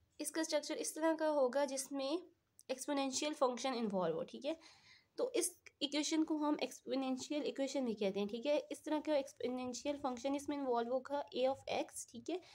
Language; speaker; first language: Urdu; non-native, local second language; Punjabi